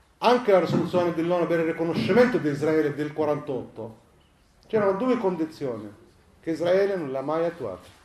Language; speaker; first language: Italian; non-native, fluent; Arabic